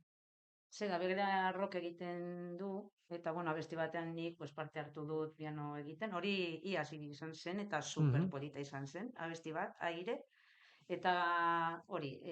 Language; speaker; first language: Basque; non-native, local second language; Spanish